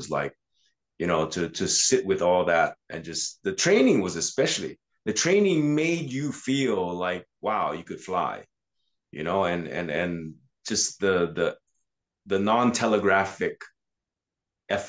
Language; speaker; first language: English; native; English